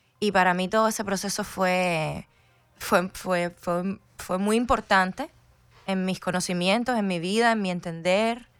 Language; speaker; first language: Spanish; native; Spanish